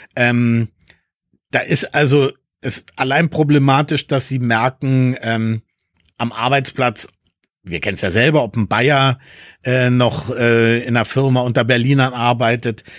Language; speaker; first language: German; early bilingual, other home language; Spanish